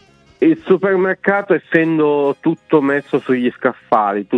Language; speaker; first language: Italian; native; Italian